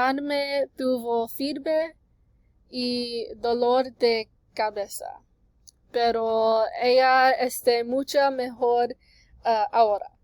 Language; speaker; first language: Spanish; non-native, learner; English